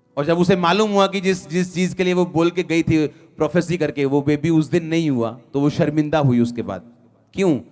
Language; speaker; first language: Hindi; non-native, local second language; Punjabi